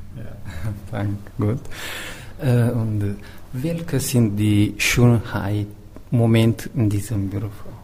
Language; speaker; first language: German; non-native, learner; Tigrinya